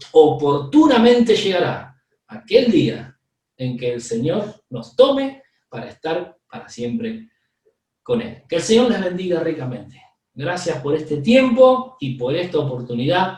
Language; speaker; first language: Spanish; native; Spanish